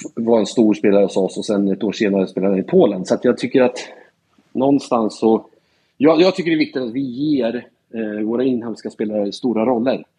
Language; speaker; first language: Swedish; native; Swedish